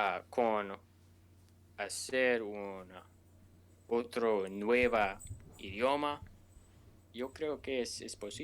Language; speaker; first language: Spanish; non-native, learner; English